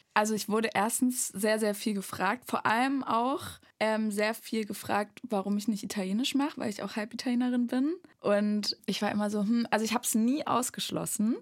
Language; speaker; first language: German; native; German